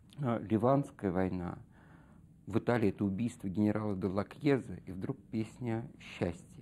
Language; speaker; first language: Russian; native; Russian